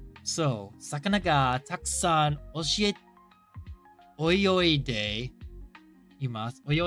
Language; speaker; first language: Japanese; non-native, learner; English